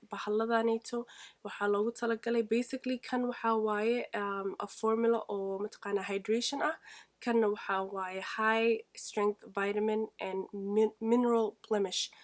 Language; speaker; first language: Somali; early bilingual, heritage; Somali